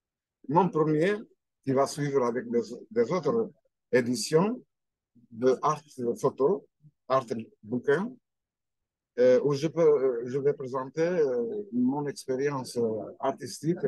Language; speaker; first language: French; non-native, fluent; Albanian